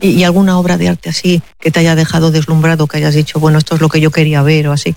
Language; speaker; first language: Spanish; native; Spanish